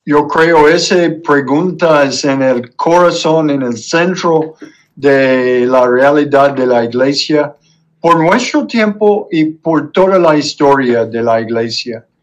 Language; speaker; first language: Spanish; non-native, fluent; English